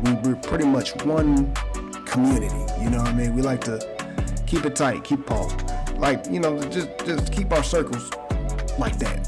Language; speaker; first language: English; native; English